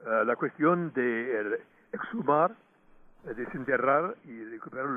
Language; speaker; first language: Spanish; non-native, fluent; English